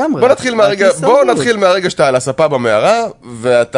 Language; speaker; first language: Hebrew; native; Hebrew